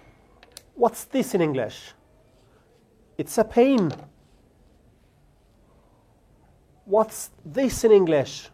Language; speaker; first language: English; non-native, fluent; Amharic